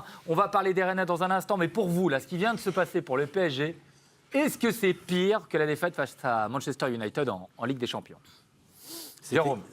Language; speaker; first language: French; native; French